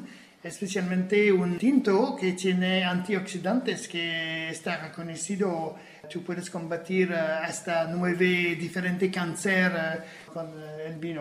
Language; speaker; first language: Spanish; non-native, fluent; French